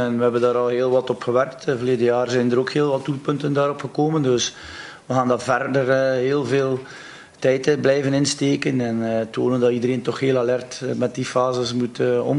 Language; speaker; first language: Dutch; native; Dutch